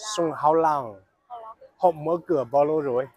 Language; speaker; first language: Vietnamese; non-native, fluent; Chinese